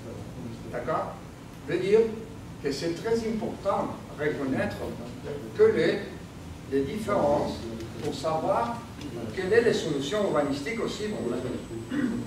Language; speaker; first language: French; non-native, learner; Spanish